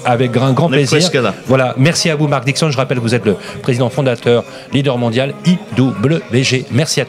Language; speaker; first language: French; native; French